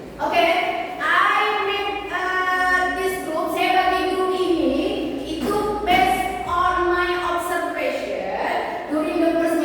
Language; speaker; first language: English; non-native, fluent; Indonesian